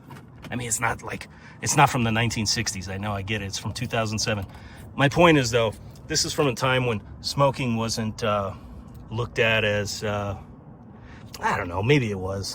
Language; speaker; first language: English; native; English